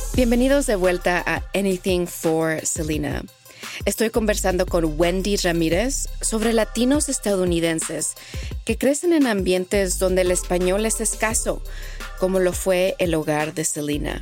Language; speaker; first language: Spanish; early bilingual, heritage; Spanish